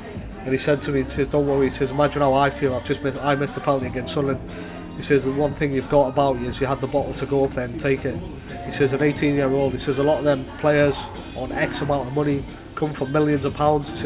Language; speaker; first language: English; native; English